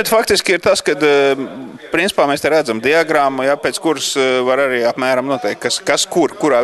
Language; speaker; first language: Latvian; native; Latvian